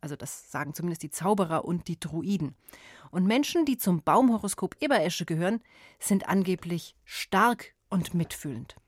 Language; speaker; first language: German; native; German